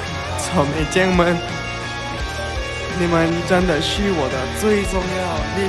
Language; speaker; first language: Chinese; non-native, learner; Thai